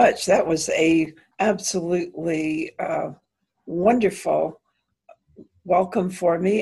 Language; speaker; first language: English; native; English